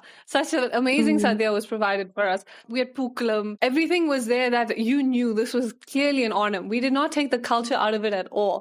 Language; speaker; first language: English; early bilingual, other home language; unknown